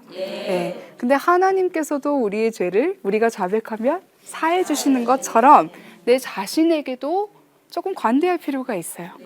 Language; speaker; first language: Korean; early bilingual, heritage; Korean